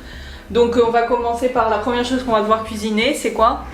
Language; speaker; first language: French; native; French